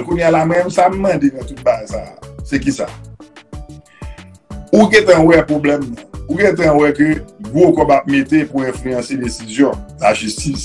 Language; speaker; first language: French; non-native, local second language; Haitian Creole